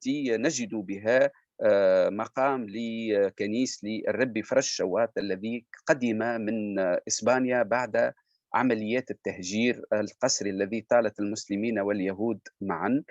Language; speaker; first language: Arabic; native; Arabic